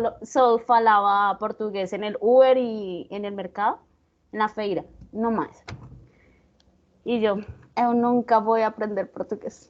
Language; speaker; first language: Portuguese; non-native, learner; Spanish